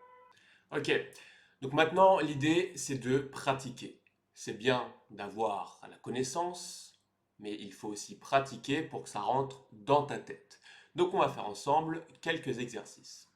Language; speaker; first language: French; native; French